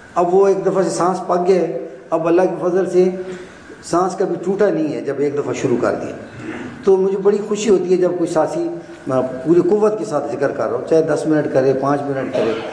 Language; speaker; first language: Urdu; non-native, local second language; Punjabi